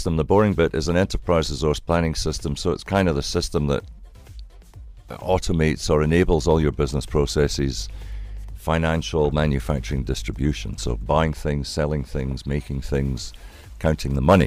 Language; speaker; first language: English; native; English